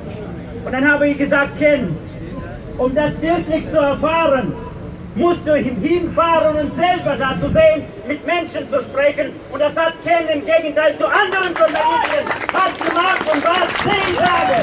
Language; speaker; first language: German; non-native, fluent; Russian